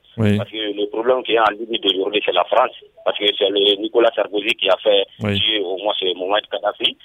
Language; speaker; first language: French; non-native, local second language; Bambara